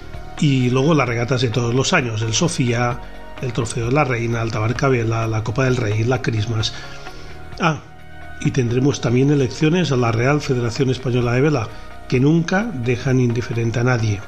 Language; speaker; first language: Spanish; native; Spanish